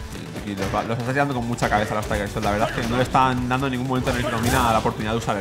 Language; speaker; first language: Spanish; native; Spanish